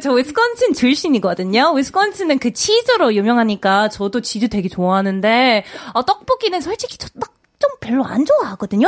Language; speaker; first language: Korean; non-native, fluent; English